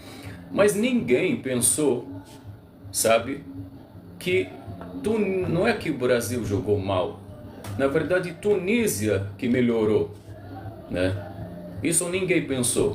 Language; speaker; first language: Portuguese; non-native, local second language; Arabic